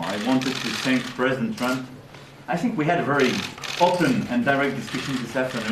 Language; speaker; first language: English; non-native, fluent; French